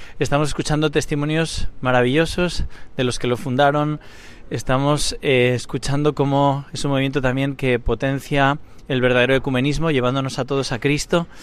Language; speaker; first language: Spanish; native; Spanish